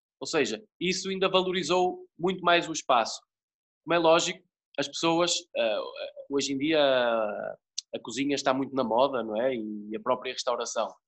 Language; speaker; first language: Portuguese; native; Portuguese